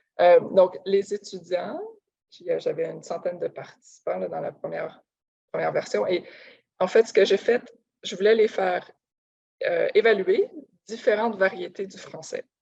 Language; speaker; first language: French; native; French